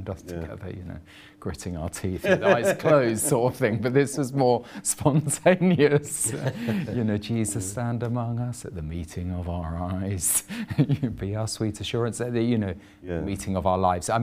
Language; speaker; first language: English; native; English